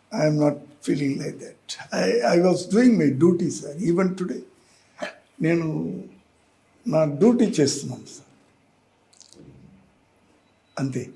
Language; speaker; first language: Telugu; non-native, learner; Tamil